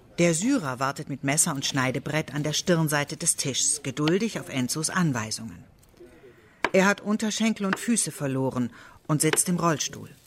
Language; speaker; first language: German; native; German